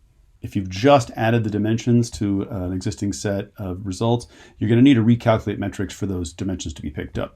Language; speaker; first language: English; native; English